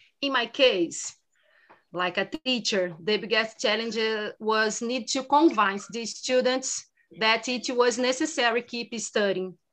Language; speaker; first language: English; non-native, learner; Portuguese